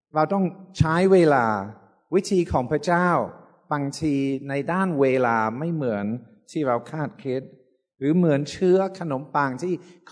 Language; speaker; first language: Thai; non-native, fluent; English